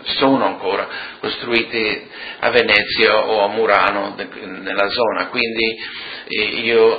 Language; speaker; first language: Italian; non-native, local second language; Friulian